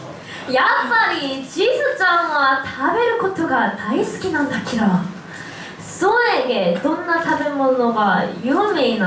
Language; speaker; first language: Japanese; non-native, learner; Korean